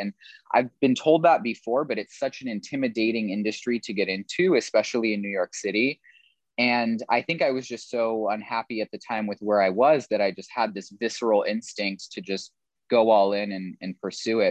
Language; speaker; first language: English; native; English